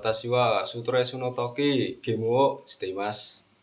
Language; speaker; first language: Japanese; non-native, learner; Indonesian